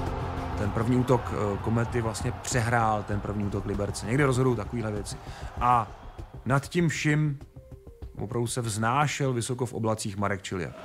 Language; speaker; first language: Czech; native; Czech